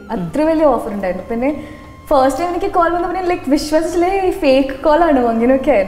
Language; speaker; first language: Malayalam; non-native, local second language; Hindi